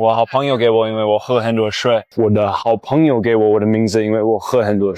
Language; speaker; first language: Chinese; non-native, fluent; English